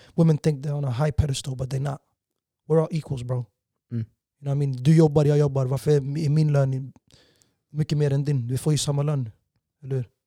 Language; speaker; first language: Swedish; early bilingual, other home language; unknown